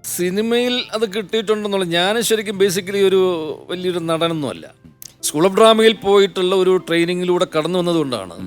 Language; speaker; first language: Malayalam; native; Malayalam